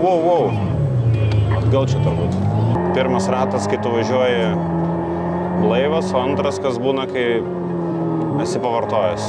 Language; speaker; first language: Lithuanian; native; Lithuanian